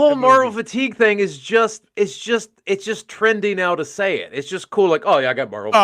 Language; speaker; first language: English; native; English